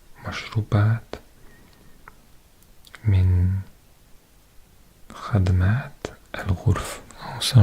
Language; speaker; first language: Arabic; non-native, learner; English